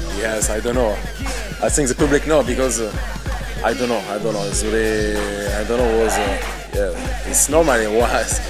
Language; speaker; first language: English; non-native, fluent; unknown